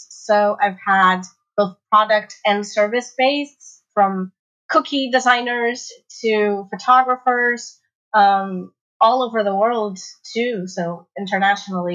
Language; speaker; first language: English; non-native, fluent; Portuguese